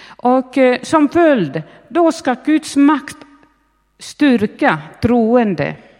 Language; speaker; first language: Swedish; native; Swedish